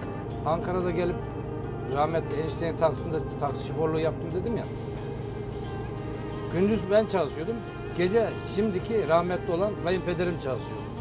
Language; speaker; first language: Turkish; native; Turkish